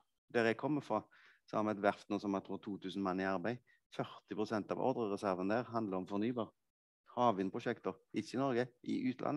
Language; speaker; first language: Norwegian; native; Norwegian